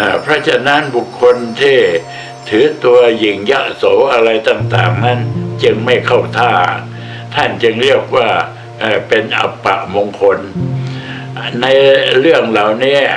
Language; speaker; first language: Thai; native; Thai